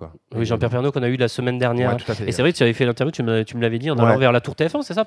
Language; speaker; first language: French; native; French